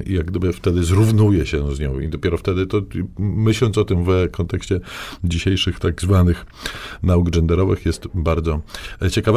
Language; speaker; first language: Polish; native; Polish